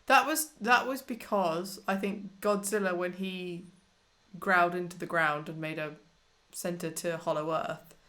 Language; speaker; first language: English; native; English